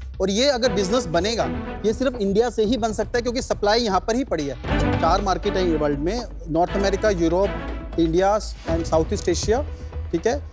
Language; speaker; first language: Hindi; native; Hindi